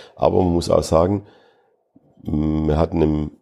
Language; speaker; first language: German; native; German